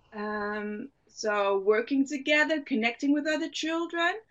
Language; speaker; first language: English; non-native, fluent; Dutch